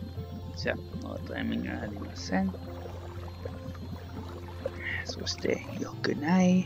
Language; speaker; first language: Japanese; non-native, learner; English